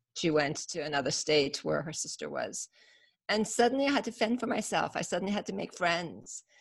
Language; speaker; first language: English; early bilingual, other home language; Persian